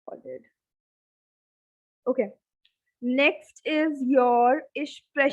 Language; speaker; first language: German; non-native, fluent; Hindi